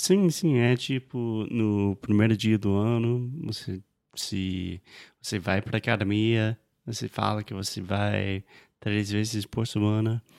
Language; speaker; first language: Portuguese; non-native, fluent; English